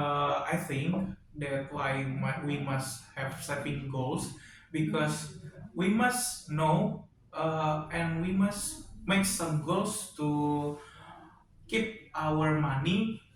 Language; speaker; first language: English; non-native, learner; Indonesian